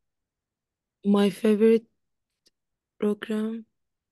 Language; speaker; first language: English; non-native, learner; Arabic